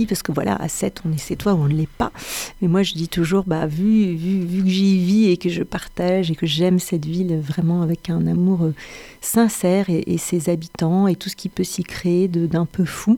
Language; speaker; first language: French; native; French